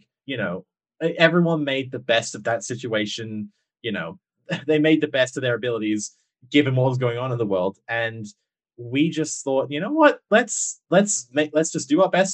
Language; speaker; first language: English; native; English